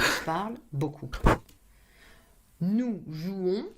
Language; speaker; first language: French; non-native, fluent; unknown